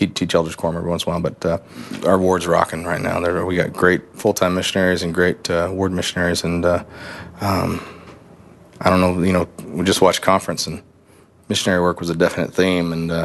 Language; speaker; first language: English; native; English